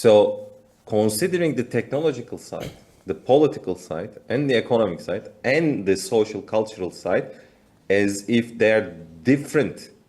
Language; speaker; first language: English; non-native, fluent; Turkish